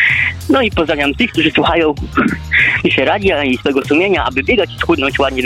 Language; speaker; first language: Polish; native; Polish